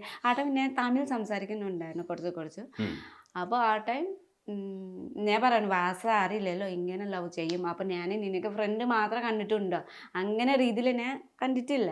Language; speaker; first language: Malayalam; non-native, fluent; Nepali